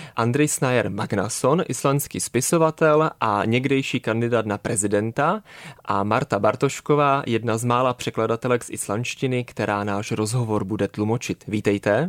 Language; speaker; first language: Czech; native; Czech